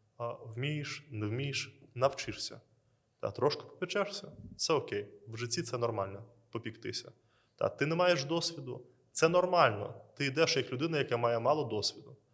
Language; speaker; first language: Ukrainian; native; Ukrainian